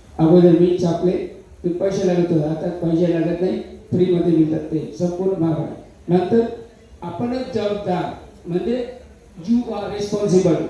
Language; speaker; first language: Marathi; non-native, fluent; Sinhala